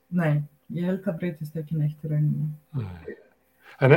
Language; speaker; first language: Icelandic; non-native, fluent; Russian